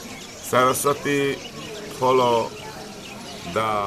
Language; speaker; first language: English; non-native, learner; Hindi